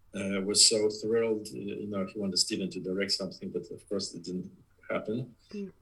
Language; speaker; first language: English; non-native, fluent; Polish